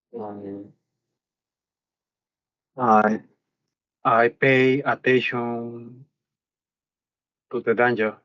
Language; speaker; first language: English; non-native, learner; Spanish